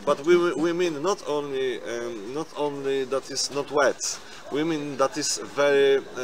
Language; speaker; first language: English; non-native, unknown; Polish